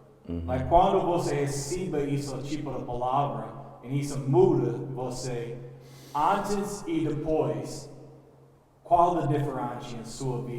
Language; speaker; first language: Portuguese; non-native, learner; English